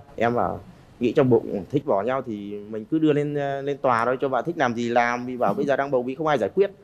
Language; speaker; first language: Vietnamese; native; Vietnamese